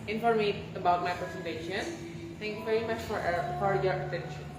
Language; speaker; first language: English; non-native, learner; Indonesian